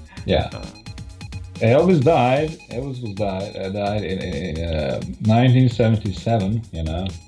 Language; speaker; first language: English; non-native, fluent; Croatian